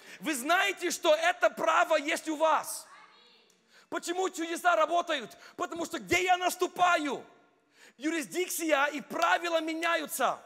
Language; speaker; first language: Russian; non-native, fluent; English